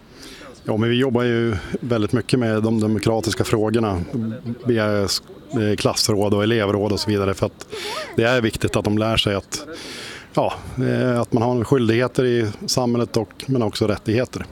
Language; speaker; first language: Swedish; native; Swedish